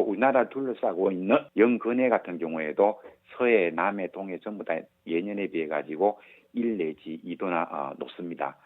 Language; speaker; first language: Korean; native; Korean